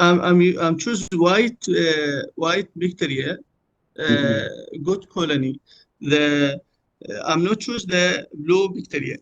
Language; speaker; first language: English; non-native, learner; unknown